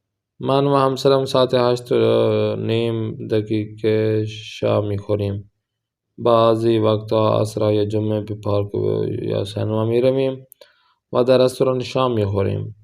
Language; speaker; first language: Persian; non-native, fluent; Urdu